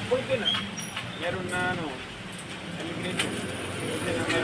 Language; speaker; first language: Filipino; non-native, learner; Punjabi